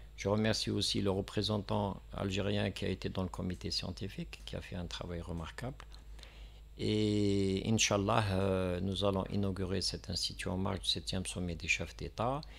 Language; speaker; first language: French; non-native, local second language; Kabyle